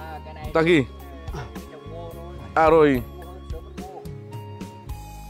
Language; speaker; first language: Portuguese; non-native, learner; Vietnamese